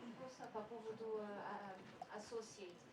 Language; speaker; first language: Russian; non-native, fluent; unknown